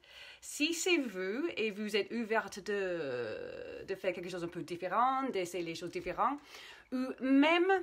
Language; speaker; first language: French; non-native, fluent; English